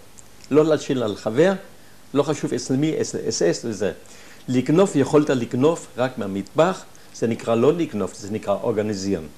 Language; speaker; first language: Hebrew; non-native, fluent; German